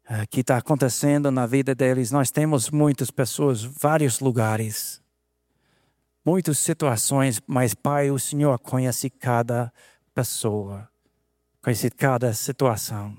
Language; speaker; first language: Portuguese; non-native, fluent; English